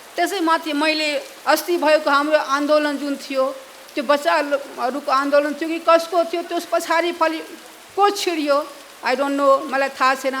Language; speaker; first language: Nepali; non-native, local second language; Maithili